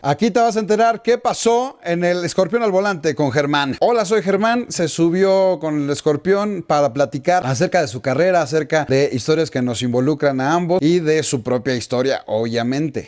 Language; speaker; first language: Spanish; native; Spanish